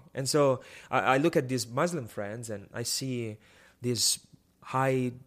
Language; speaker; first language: English; non-native, fluent; Italian